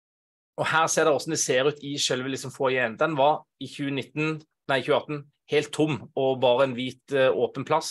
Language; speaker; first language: Norwegian; native; Norwegian